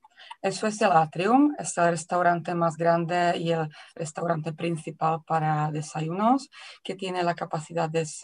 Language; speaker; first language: Spanish; non-native, fluent; Czech